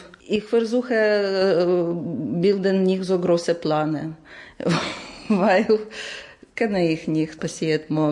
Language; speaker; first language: German; non-native, learner; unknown